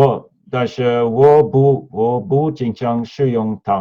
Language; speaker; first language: Chinese; non-native, learner; Norwegian